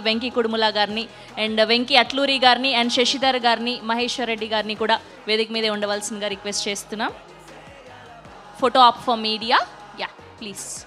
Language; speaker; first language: Telugu; native; Telugu